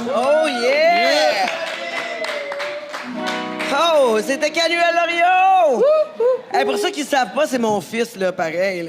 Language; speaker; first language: French; native; French